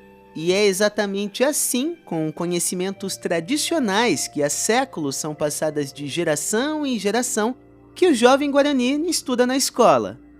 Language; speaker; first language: Portuguese; native; Portuguese